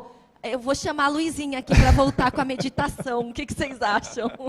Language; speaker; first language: Portuguese; native; Portuguese